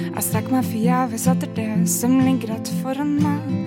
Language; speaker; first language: Norwegian; native; Norwegian